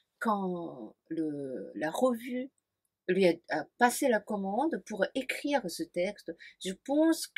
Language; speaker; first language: French; non-native, fluent; Japanese